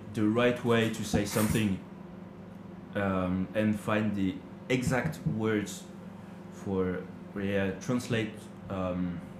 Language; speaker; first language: English; non-native, learner; French